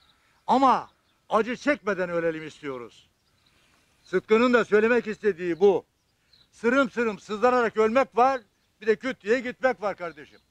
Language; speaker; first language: Turkish; native; Turkish